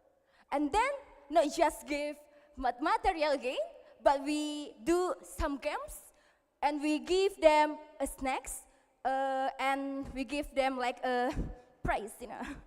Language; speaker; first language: English; non-native, learner; Indonesian